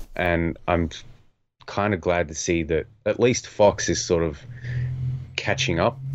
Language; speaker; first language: English; native; English